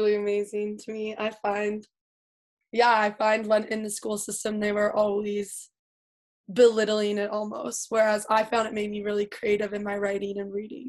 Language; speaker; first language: English; native; English